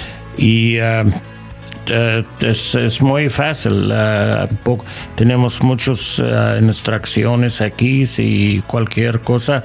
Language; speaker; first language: Spanish; non-native, learner; English